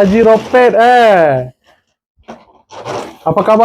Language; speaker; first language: Malay; native; Malay